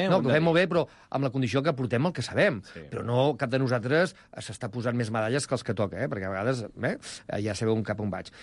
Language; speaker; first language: Catalan; native; Catalan